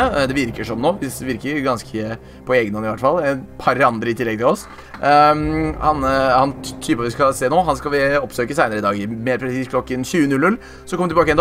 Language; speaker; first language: Norwegian; native; Norwegian